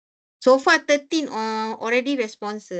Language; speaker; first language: English; non-native, local second language; Malay